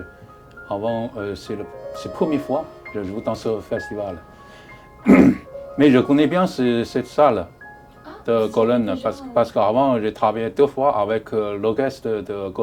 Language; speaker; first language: French; non-native, learner; Chinese